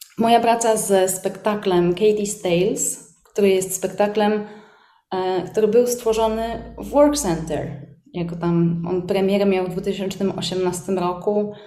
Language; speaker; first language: Polish; native; Polish